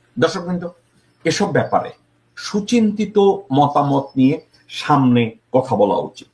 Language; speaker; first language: Bangla; native; Bangla